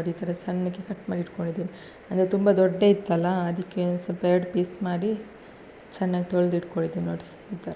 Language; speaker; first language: Kannada; non-native, local second language; Tulu